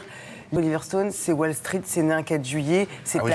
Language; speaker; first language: French; native; French